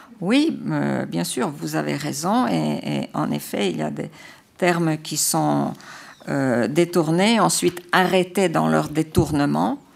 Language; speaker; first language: French; non-native, fluent; Croatian